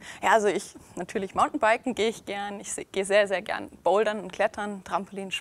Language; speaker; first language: German; native; German